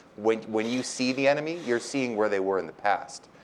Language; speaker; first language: English; native; English